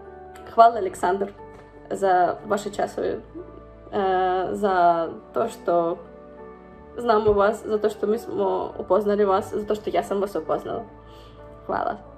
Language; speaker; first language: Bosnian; non-native, learner; Russian